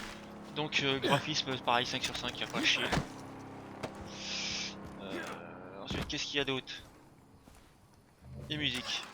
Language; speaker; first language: French; native; French